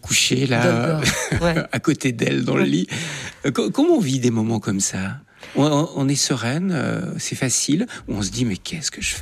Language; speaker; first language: French; native; French